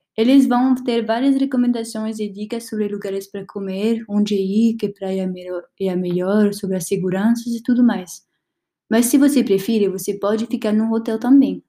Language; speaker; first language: Portuguese; non-native, learner; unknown